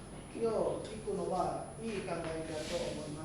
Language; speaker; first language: Japanese; non-native, learner; Indonesian